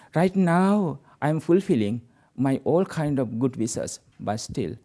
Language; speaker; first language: English; non-native, local second language; Sinhala